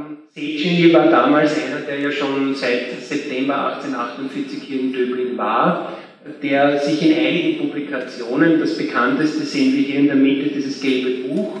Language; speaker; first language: German; native; German